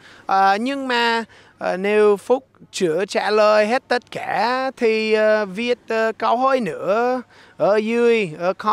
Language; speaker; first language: Vietnamese; non-native, learner; English